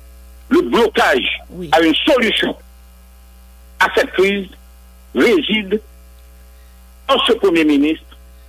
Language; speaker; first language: French; non-native, local second language; Haitian Creole